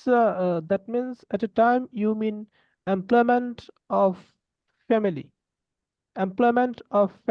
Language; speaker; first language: English; non-native, learner; Bangla